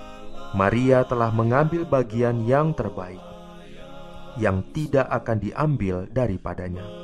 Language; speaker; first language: Indonesian; native; Indonesian